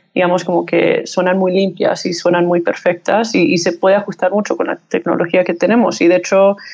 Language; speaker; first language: Spanish; early bilingual, heritage; English